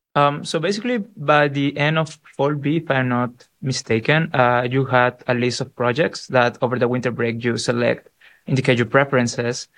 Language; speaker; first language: English; non-native, fluent; Spanish